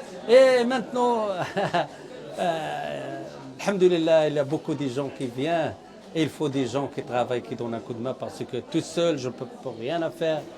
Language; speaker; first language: French; non-native, learner; Arabic